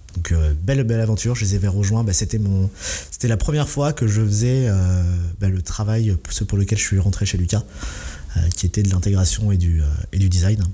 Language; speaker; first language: French; native; French